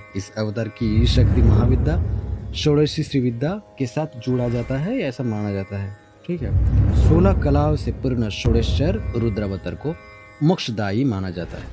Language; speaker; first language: Hindi; non-native, local second language; Bangla